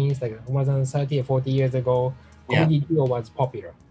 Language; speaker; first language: English; non-native, learner; Japanese